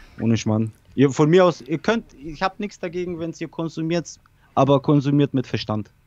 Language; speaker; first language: German; early bilingual, other home language; Polish